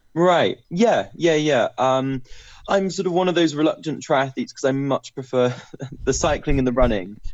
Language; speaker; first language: English; native; English